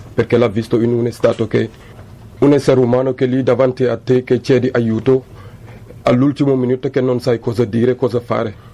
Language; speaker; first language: Italian; non-native, fluent; Wolof